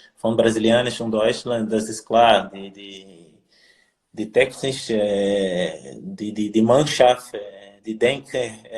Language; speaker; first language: German; non-native, learner; Portuguese